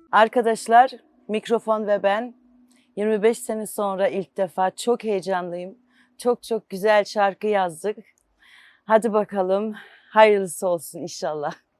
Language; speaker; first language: Turkish; non-native, fluent; Albanian